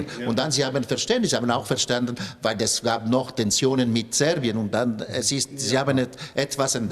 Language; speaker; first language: German; non-native, local second language; French